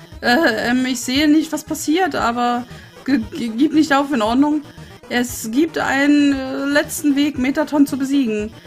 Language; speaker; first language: German; native; German